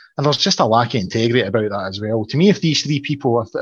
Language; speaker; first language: English; native; English